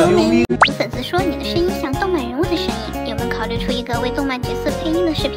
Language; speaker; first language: Chinese; native; Chinese